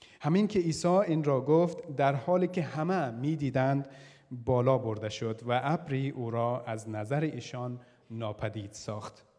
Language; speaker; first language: Persian; native; Persian